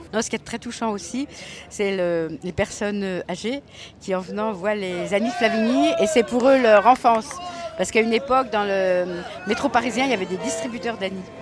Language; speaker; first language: French; native; French